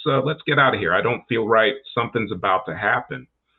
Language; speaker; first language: English; native; English